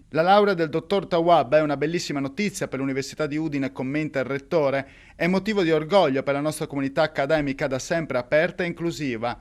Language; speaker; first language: Italian; native; Italian